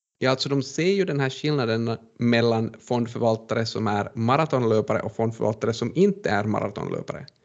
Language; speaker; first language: Swedish; native; Swedish